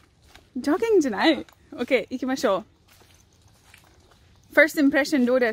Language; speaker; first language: Japanese; non-native, learner; English